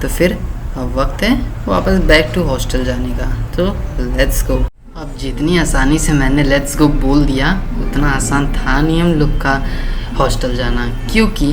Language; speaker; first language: Hindi; native; Hindi